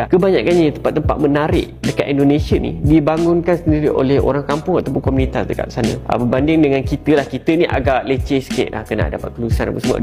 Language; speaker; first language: Malay; native; Malay